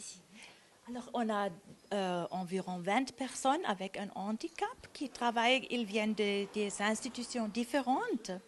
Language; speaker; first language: French; non-native, local second language; German